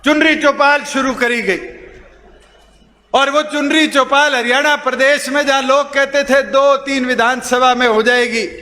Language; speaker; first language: Hindi; native; Hindi